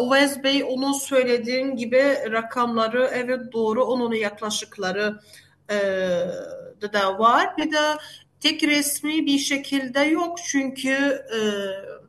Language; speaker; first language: Turkish; non-native, fluent; Arabic